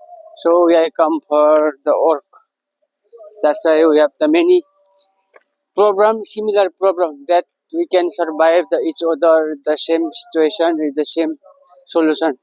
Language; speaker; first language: English; non-native, learner; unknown